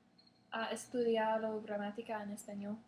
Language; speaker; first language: Spanish; non-native, learner; English